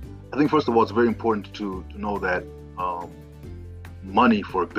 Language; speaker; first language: English; non-native, local second language; Shona